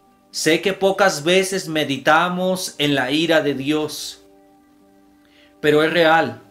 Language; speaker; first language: Spanish; native; Spanish